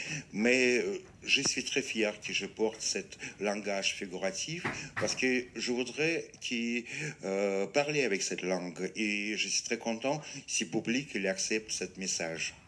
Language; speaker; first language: French; non-native, fluent; Russian